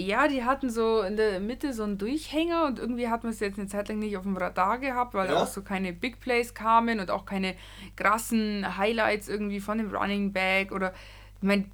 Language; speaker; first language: German; native; German